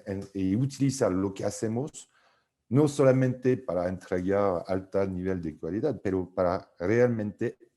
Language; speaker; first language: Spanish; non-native, fluent; French